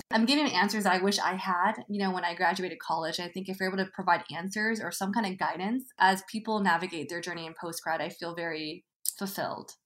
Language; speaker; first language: English; native; English